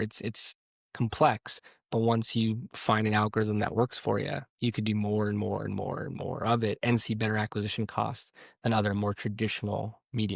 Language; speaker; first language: English; native; English